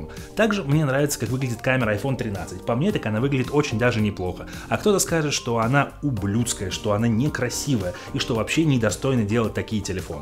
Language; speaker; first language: Russian; native; Russian